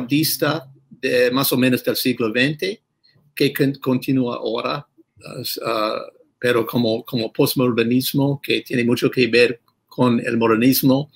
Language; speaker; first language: Spanish; non-native, fluent; English